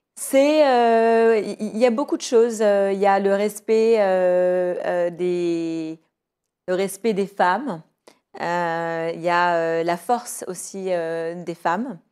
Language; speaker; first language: French; native; French